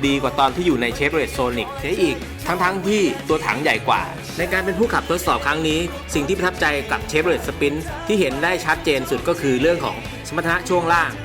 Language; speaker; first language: Thai; native; Thai